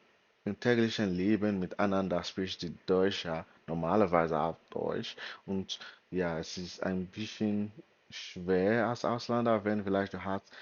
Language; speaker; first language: German; non-native, learner; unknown